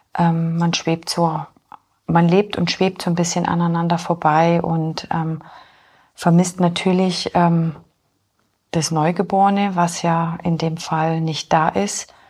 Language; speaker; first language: German; early bilingual, other home language; Polish